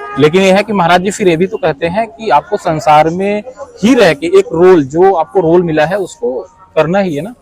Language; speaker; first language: Hindi; native; Hindi